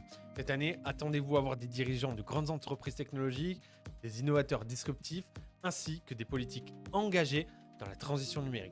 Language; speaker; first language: French; native; French